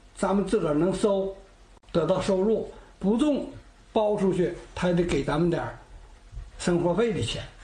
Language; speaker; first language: Chinese; native; Chinese